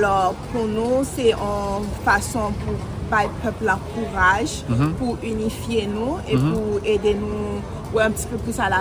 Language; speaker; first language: French; non-native, local second language; Haitian Creole